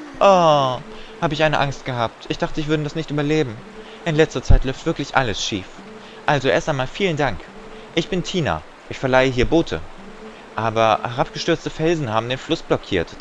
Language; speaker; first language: German; native; German